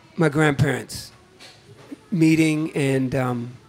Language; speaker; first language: English; native; English